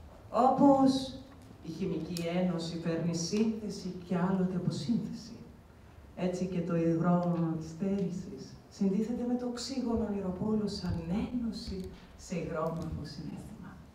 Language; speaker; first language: Greek; native; Greek